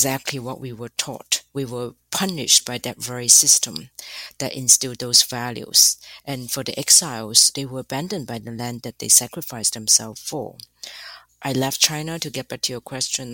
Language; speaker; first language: English; non-native, fluent; Chinese